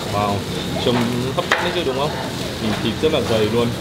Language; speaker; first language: Vietnamese; native; Vietnamese